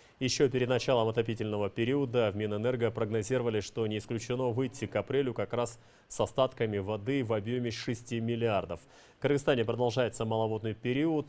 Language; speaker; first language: Russian; non-native, local second language; Kyrgyz